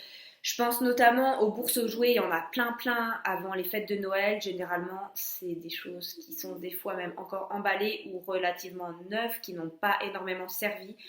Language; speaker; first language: French; native; French